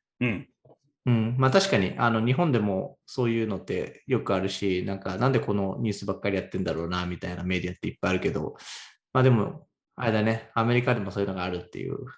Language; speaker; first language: Japanese; native; Japanese